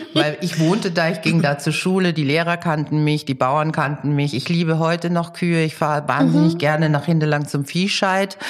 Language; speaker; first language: German; early bilingual, other home language; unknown